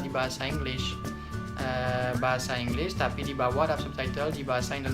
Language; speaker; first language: Indonesian; non-native, fluent; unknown